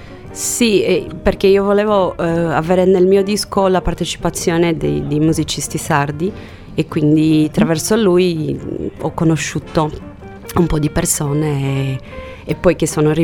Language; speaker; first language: Italian; non-native, fluent; Portuguese